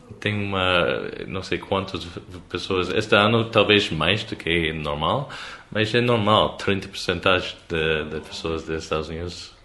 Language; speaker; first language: Portuguese; non-native, learner; English